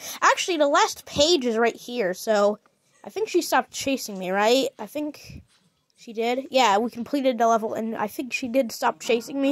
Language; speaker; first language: English; native; English